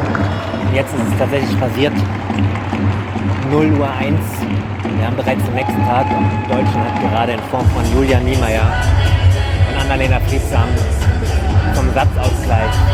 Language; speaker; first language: German; native; German